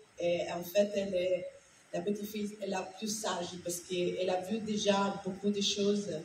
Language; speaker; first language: French; non-native, learner; Italian